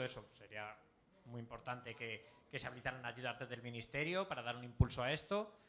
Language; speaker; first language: Spanish; native; Spanish